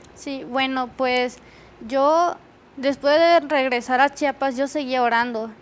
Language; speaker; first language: Spanish; native; Spanish